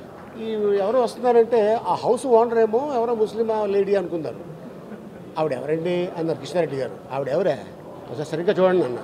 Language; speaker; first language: Telugu; native; Telugu